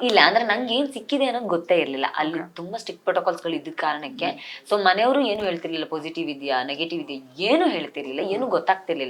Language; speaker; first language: Kannada; native; Kannada